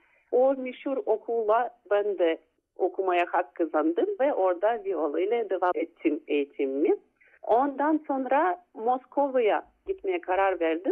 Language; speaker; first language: Turkish; non-native, fluent; Russian